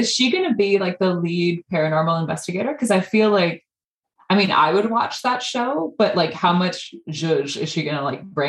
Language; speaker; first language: English; native; English